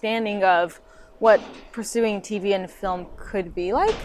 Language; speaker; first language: English; non-native, fluent; Japanese